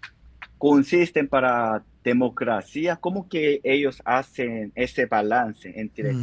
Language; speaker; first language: Spanish; non-native, fluent; Korean